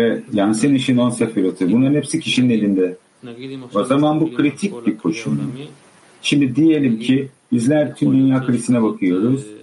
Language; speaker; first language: Turkish; native; Turkish